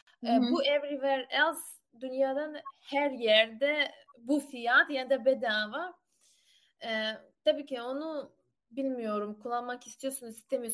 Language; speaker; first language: Turkish; non-native, learner; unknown